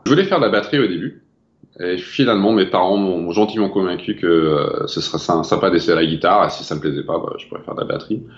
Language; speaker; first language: French; non-native, fluent; English